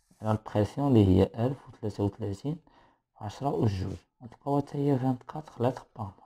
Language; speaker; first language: French; non-native, local second language; Arabic